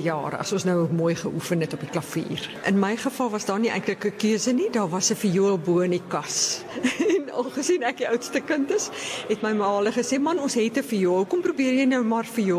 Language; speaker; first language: Afrikaans; native; Afrikaans